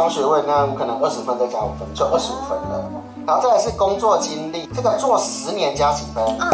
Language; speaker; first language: Chinese; native; Chinese